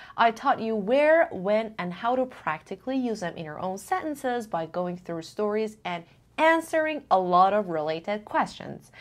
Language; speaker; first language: English; non-native, fluent; Persian